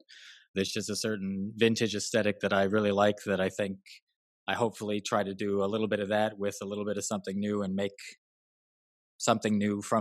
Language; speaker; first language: English; native; English